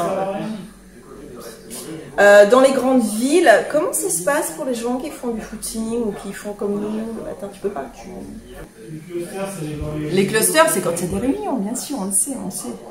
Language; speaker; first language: French; native; French